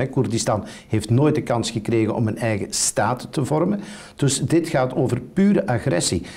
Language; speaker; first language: Dutch; native; Dutch